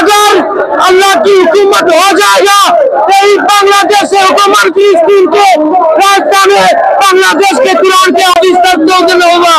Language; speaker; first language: Hindi; non-native, learner; Bangla